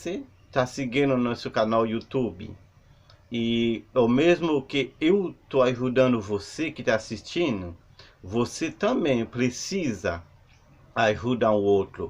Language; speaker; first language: Portuguese; non-native, learner; Haitian Creole